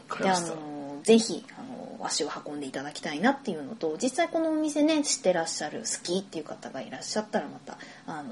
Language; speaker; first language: Japanese; native; Japanese